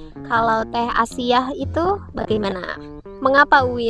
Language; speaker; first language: Indonesian; native; Indonesian